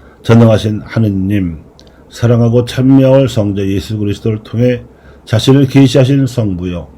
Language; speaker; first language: Korean; native; Korean